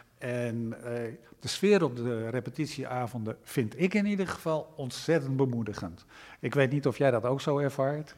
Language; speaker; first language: Dutch; native; Dutch